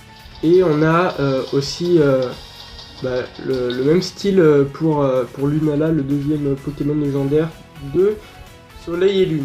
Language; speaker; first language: French; native; French